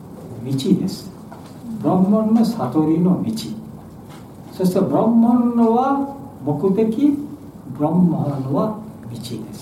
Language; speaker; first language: Japanese; non-native, learner; Bangla